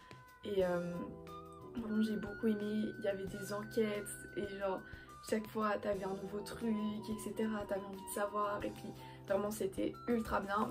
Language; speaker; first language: French; native; French